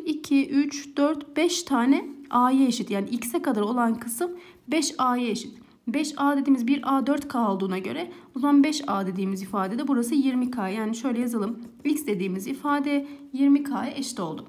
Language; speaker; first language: Turkish; native; Turkish